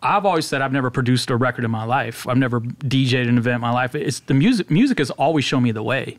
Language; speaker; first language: English; native; English